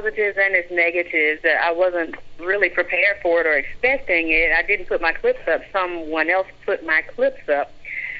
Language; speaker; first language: English; native; English